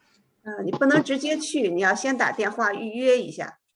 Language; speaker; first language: Chinese; native; Chinese